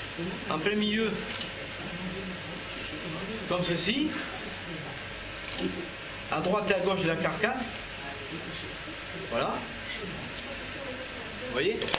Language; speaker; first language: French; native; French